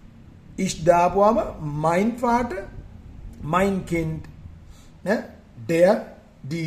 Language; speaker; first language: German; non-native, fluent; Sinhala